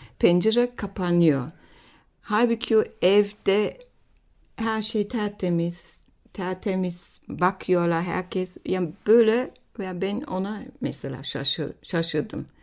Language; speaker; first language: Turkish; non-native, fluent; German